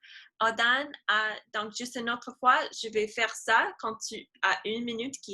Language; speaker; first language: French; non-native, learner; English